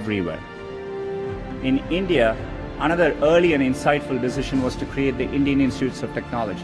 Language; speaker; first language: English; non-native, local second language; Tamil